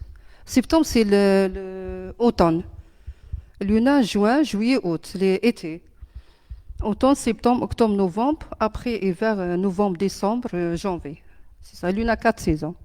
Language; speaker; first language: French; non-native, learner; Arabic